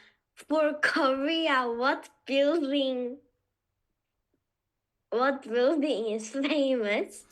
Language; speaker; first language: English; non-native, learner; Korean